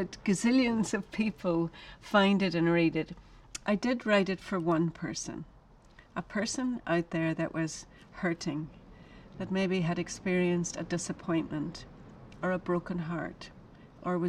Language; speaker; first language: English; native; English